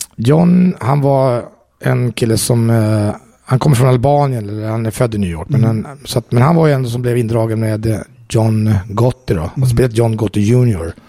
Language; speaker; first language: Swedish; native; Swedish